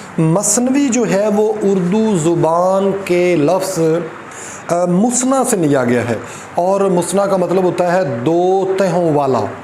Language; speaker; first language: Urdu; non-native, local second language; Punjabi